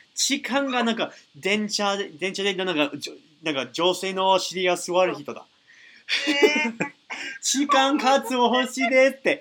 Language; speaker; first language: Japanese; non-native, learner; English